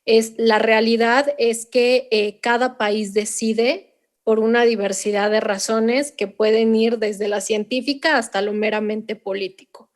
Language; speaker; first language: Spanish; native; Spanish